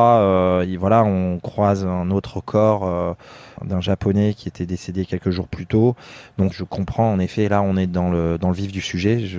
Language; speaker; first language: French; native; French